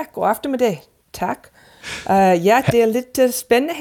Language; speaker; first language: Danish; non-native, fluent; English